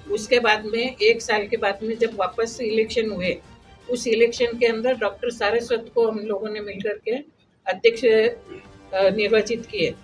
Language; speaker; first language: Hindi; non-native, local second language; Marathi